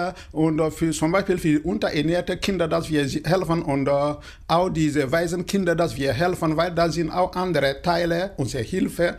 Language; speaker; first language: German; non-native, fluent; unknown